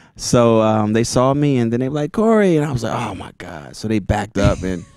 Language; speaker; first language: English; native; English